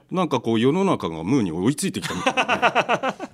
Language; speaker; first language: Japanese; native; Japanese